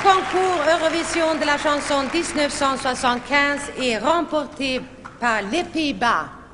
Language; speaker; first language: French; non-native, fluent; Swedish